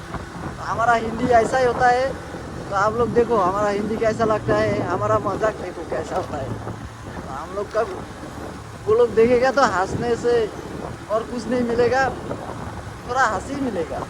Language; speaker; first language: Hindi; non-native, learner; Bangla